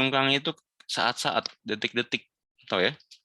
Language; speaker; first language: Indonesian; native; Indonesian